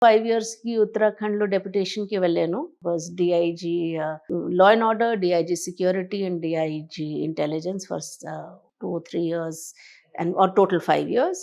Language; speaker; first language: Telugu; non-native, learner; Hindi